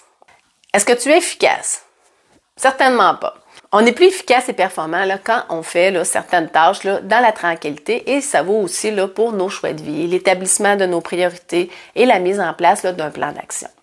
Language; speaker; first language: French; native; French